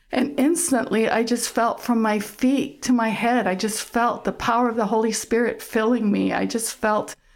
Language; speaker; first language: English; early bilingual, other home language; German